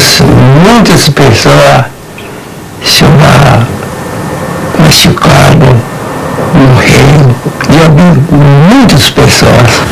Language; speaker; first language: Portuguese; non-native, learner; Japanese